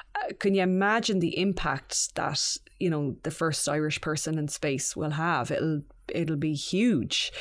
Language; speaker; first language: English; native; English